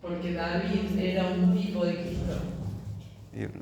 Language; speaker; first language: Spanish; native; Spanish